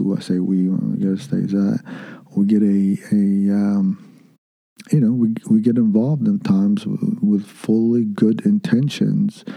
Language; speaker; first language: English; early bilingual, other home language; Arabic